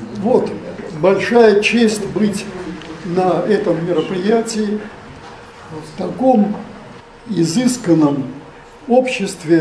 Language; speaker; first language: Russian; native; Russian